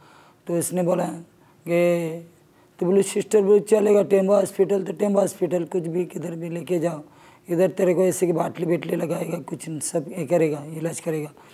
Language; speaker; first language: Hindi; non-native, local second language; Marathi